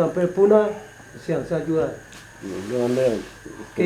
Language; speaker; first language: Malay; non-native, local second language; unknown